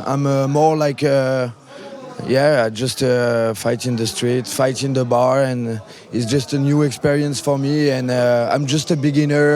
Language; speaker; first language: English; non-native, learner; French